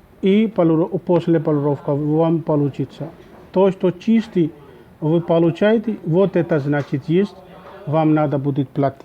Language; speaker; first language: Russian; non-native, learner; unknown